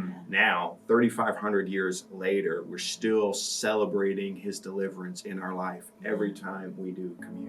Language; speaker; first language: English; native; English